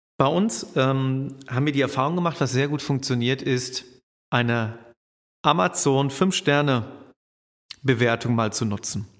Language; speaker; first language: German; native; German